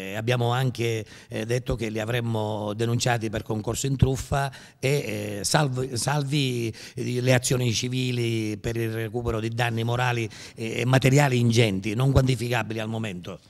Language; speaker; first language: Italian; native; Italian